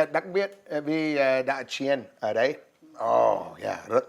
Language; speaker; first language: Vietnamese; non-native, learner; English